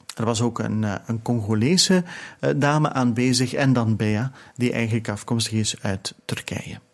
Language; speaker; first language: Dutch; native; Dutch